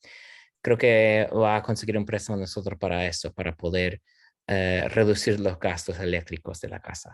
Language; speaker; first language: Spanish; non-native, fluent; English